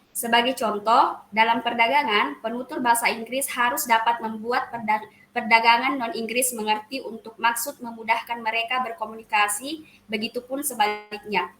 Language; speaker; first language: Indonesian; native; Indonesian